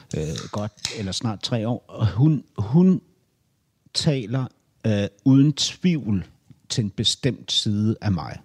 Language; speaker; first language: Danish; native; Danish